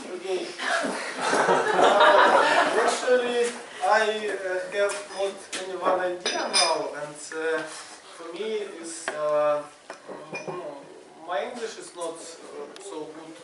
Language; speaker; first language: English; non-native, learner; Russian